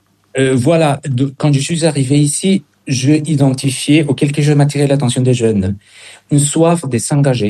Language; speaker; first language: French; non-native, fluent; Spanish